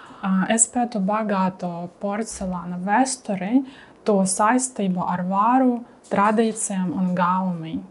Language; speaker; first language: Latvian; non-native, learner; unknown